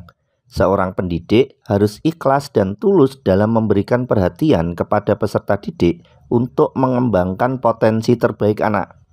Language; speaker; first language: Indonesian; non-native, local second language; Javanese